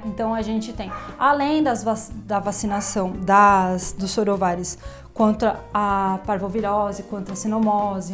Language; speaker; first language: Portuguese; native; Portuguese